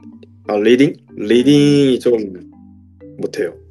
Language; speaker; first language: Korean; native; Korean